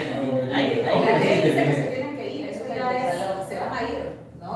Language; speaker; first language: Spanish; native; Spanish